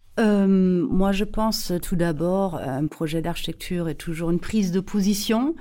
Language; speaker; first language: French; non-native, fluent; German